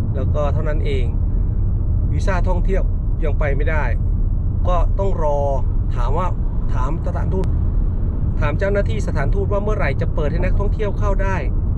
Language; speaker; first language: Thai; native; Thai